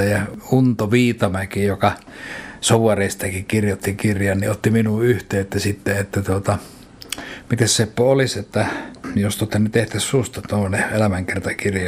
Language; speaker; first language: Finnish; native; Finnish